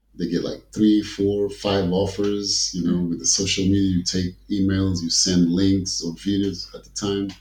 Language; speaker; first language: English; early bilingual, other home language; Kabuverdianu